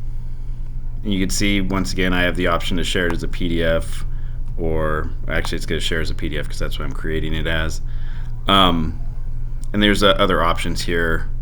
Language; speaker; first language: English; native; English